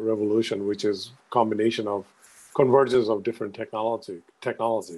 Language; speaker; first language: English; non-native, local second language; Bangla